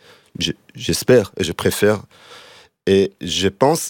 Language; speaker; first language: French; non-native, fluent; Hebrew